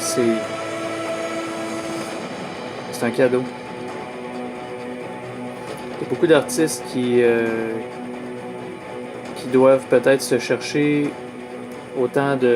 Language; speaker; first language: French; native; French